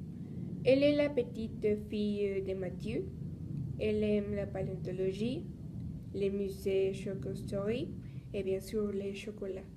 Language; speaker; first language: French; non-native, learner; Spanish